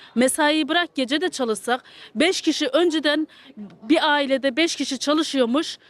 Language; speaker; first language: Turkish; native; Turkish